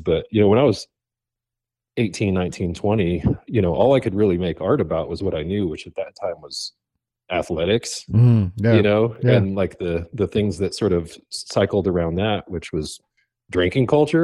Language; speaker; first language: English; native; English